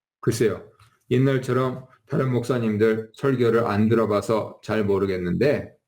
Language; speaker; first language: Korean; native; Korean